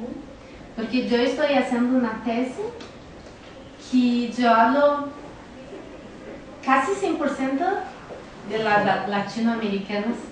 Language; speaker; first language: Spanish; non-native, learner; Portuguese